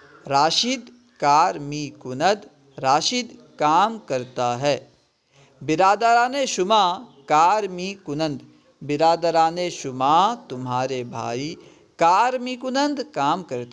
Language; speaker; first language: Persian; non-native, fluent; Urdu